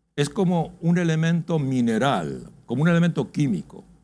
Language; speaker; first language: Spanish; early bilingual, heritage; Spanish